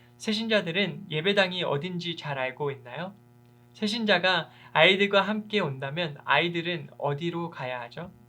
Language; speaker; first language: Korean; early bilingual, heritage; Korean